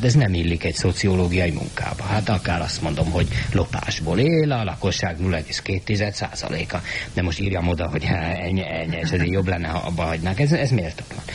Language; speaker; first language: Hungarian; native; Hungarian